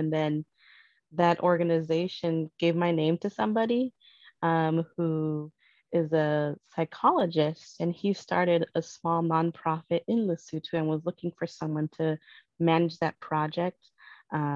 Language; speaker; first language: English; early bilingual, other home language; Spanish